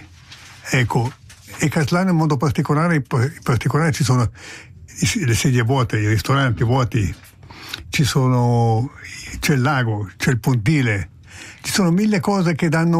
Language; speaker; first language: Italian; native; Italian